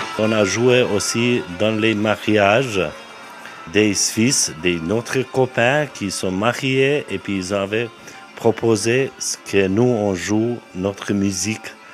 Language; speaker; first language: French; non-native, fluent; Albanian